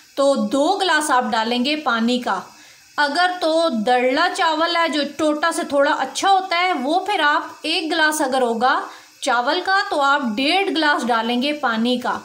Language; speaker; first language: Urdu; native; Urdu